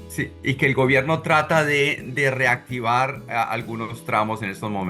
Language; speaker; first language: Spanish; native; Spanish